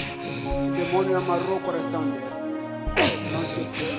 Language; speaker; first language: Portuguese; non-native, local second language; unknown